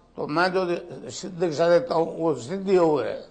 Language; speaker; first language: Hindi; native; Hindi